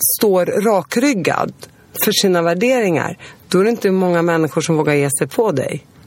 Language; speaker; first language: Swedish; early bilingual, other home language; Arabic